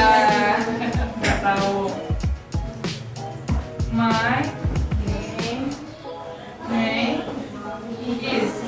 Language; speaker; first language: Indonesian; non-native, fluent; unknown